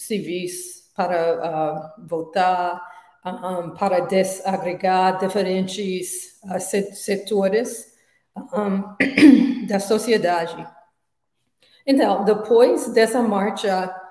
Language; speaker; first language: Portuguese; non-native, learner; English